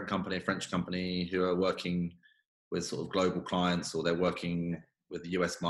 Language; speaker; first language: English; native; English